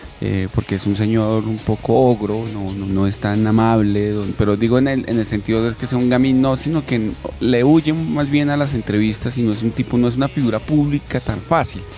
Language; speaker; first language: Spanish; native; Spanish